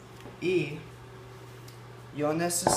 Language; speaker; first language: Spanish; non-native, learner; English